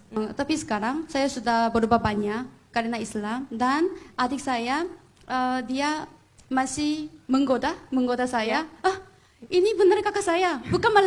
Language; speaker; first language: Indonesian; non-native, fluent; Korean